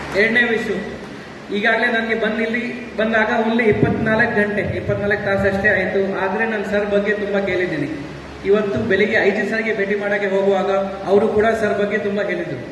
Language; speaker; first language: Kannada; non-native, fluent; Hindi